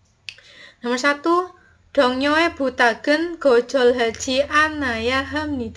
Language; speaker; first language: Korean; non-native, learner; Indonesian